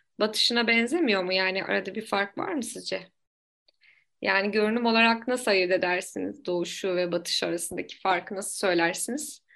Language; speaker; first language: Turkish; native; Turkish